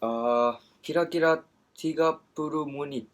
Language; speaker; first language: Indonesian; non-native, learner; Japanese